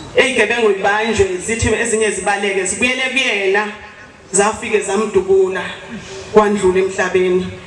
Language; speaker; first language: Zulu; native; Zulu